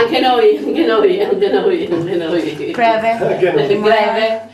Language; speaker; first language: Italian; non-native, learner; Korean